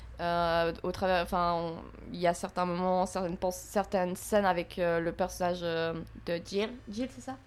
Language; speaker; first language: French; native; French